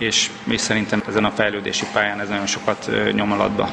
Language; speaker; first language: Hungarian; native; Hungarian